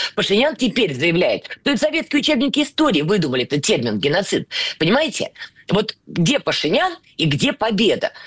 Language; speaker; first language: Russian; native; Russian